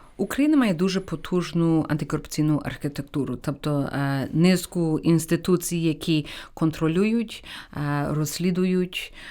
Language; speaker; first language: Ukrainian; early bilingual, heritage; Ukrainian